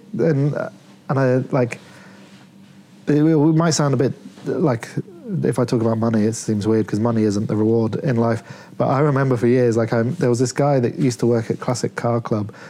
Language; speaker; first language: English; native; English